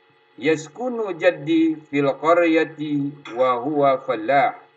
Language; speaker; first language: Arabic; non-native, fluent; Indonesian